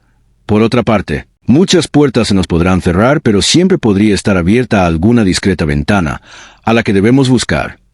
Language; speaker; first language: Spanish; native; Spanish